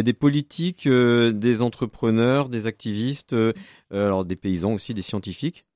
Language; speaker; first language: French; native; French